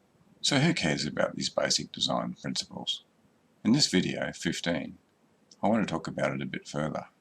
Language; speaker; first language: English; native; English